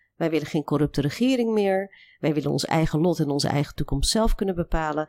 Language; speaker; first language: Dutch; early bilingual, other home language; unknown